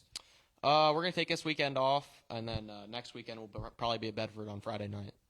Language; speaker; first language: English; native; English